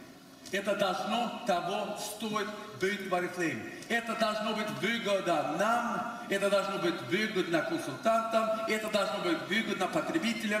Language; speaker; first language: Russian; non-native, fluent; Swedish